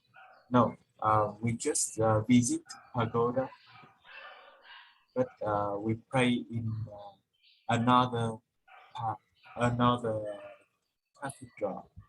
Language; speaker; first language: English; non-native, learner; Vietnamese